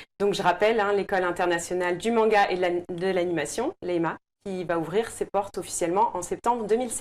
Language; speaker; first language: French; native; French